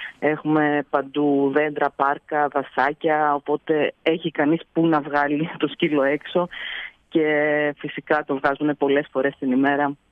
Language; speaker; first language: Greek; native; Greek